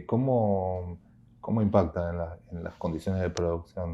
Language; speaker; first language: Spanish; native; Spanish